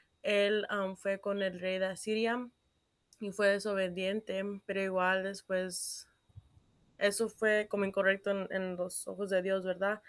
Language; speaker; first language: Spanish; early bilingual, heritage; Spanish